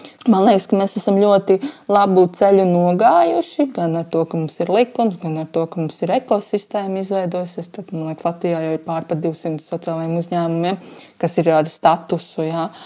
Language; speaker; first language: Latvian; native; Latvian